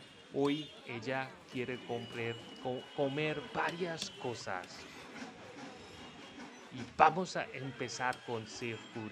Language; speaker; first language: Spanish; non-native, fluent; Hindi